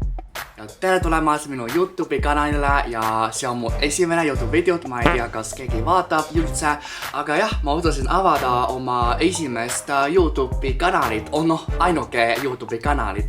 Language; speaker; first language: Estonian; non-native, fluent; Chinese